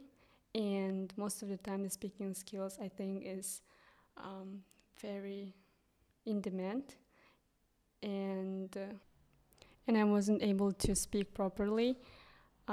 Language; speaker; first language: English; non-native, fluent; Kyrgyz